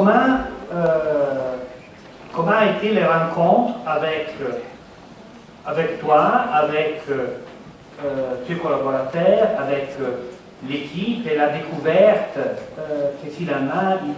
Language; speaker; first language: French; non-native, fluent; Italian